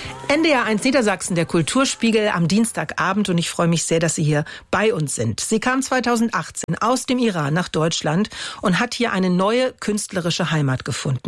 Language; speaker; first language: German; native; German